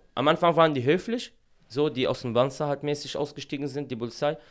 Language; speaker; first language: German; non-native, fluent; Arabic